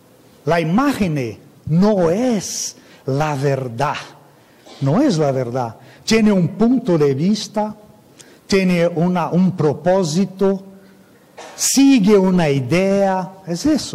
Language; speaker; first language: Spanish; non-native, fluent; Portuguese